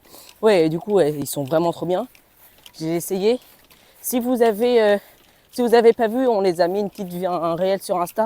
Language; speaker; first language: French; native; French